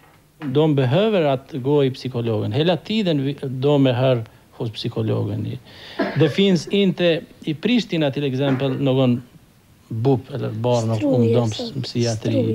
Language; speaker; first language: Swedish; non-native, learner; Albanian